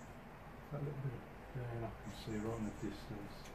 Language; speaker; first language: English; native; English